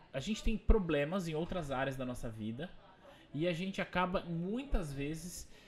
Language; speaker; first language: Portuguese; native; Portuguese